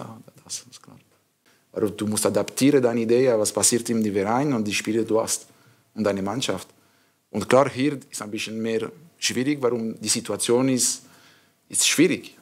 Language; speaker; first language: German; non-native, learner; French